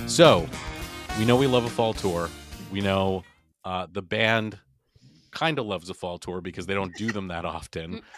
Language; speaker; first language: English; native; English